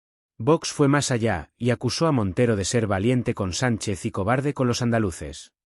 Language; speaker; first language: Spanish; native; Spanish